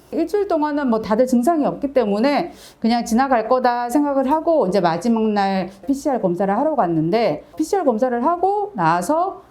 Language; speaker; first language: Korean; native; Korean